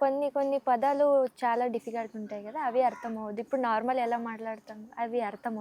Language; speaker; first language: Telugu; non-native, learner; Kannada